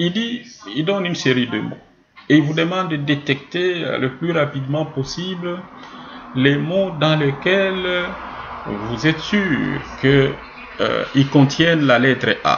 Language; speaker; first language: French; non-native, local second language; Swahili